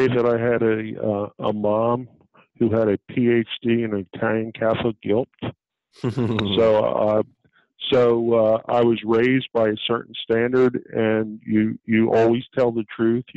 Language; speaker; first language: English; native; English